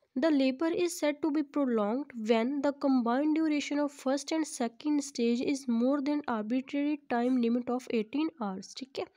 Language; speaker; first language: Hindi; non-native, local second language; Punjabi